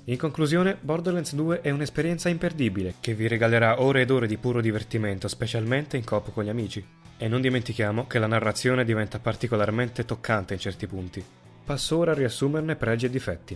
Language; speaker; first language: Italian; native; Italian